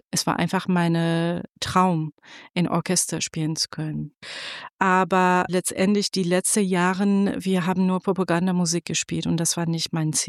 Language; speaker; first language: German; non-native, fluent; Persian